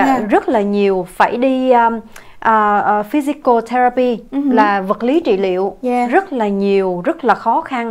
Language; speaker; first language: Vietnamese; native; Vietnamese